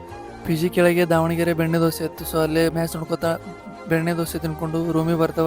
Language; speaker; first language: Kannada; native; Kannada